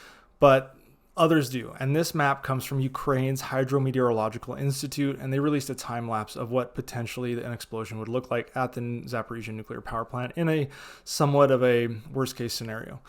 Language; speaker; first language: English; native; English